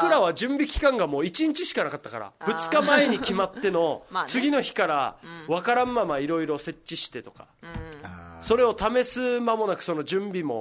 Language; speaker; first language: Japanese; native; Japanese